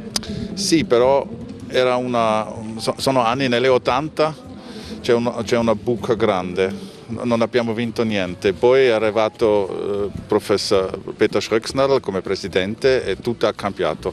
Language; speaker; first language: Italian; non-native, fluent; German